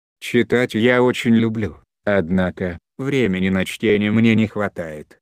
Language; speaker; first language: Russian; non-native, local second language; Chechen